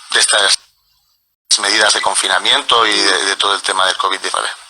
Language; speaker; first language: Spanish; non-native, local second language; Catalan